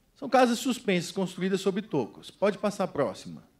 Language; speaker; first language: Portuguese; native; Portuguese